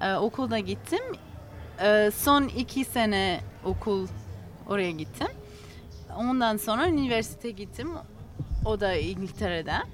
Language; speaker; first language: Turkish; non-native, learner; English